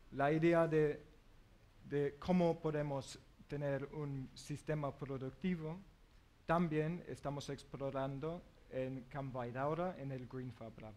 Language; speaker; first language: Spanish; non-native, learner; English